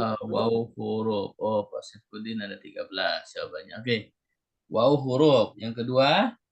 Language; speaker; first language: Indonesian; native; Indonesian